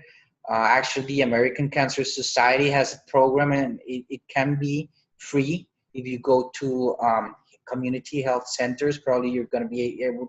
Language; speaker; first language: English; non-native, fluent; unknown